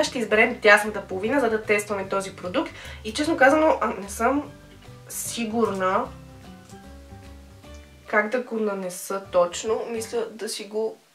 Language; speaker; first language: Bulgarian; native; Bulgarian